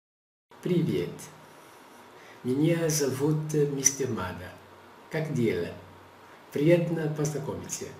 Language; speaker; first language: Russian; non-native, learner; Portuguese